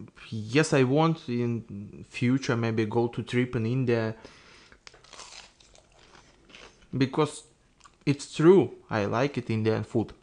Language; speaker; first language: English; non-native, learner; Russian